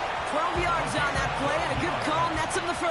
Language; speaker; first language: English; native; English